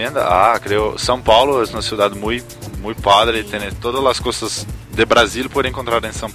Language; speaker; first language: Spanish; non-native, learner; Portuguese